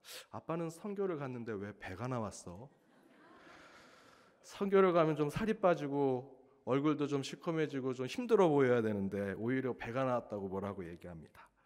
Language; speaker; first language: Korean; native; Korean